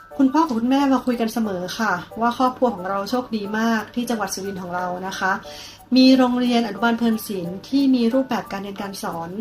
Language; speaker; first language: Thai; native; Thai